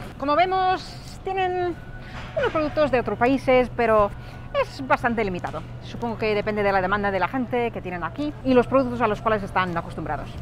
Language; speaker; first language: Spanish; non-native, fluent; English